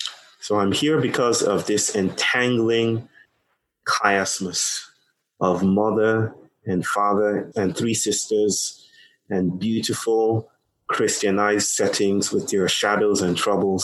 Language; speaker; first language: English; non-native, local second language; Yoruba